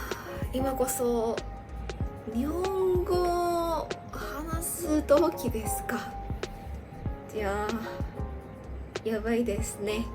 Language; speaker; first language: Japanese; non-native, learner; Malay